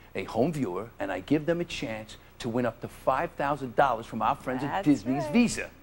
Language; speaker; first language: English; native; English